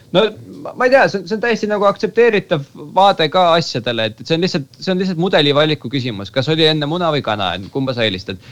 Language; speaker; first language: Estonian; native; Estonian